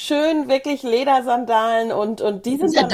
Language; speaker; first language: German; native; German